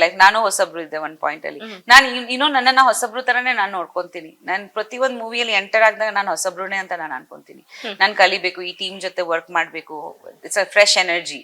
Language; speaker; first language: Kannada; non-native, fluent; Bangla